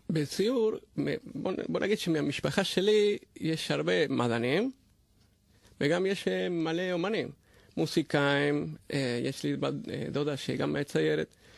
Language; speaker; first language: Hebrew; non-native, fluent; Spanish